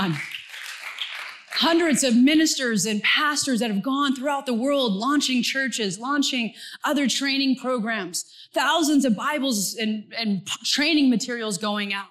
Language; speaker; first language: English; native; English